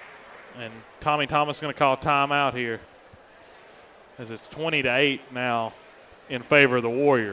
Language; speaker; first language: English; native; English